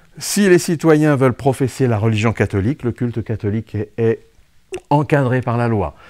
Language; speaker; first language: French; native; French